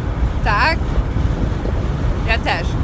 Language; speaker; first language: Polish; non-native, fluent; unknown